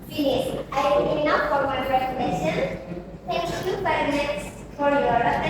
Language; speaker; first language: English; non-native, learner; Indonesian